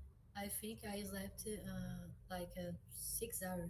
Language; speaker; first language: English; non-native, learner; Portuguese